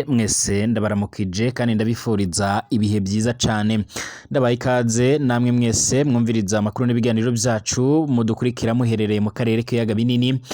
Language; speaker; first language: Rundi; native; Rundi